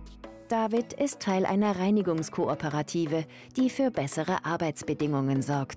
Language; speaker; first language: German; native; German